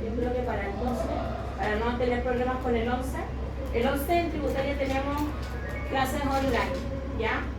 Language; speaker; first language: Spanish; native; Spanish